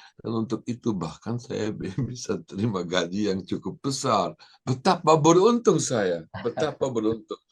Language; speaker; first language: Indonesian; non-native, fluent; German